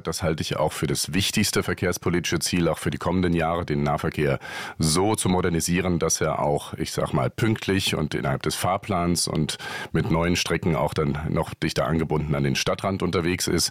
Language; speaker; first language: German; native; German